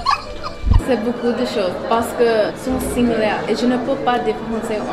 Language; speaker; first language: French; non-native, learner; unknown